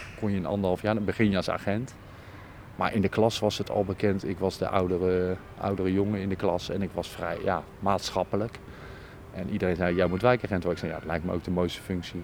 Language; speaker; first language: Dutch; native; Dutch